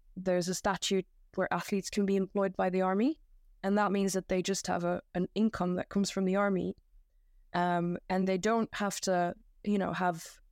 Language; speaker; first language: English; non-native, fluent; Dutch